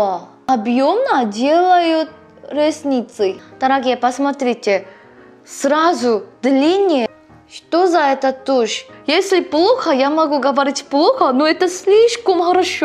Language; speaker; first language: Russian; non-native, learner; Korean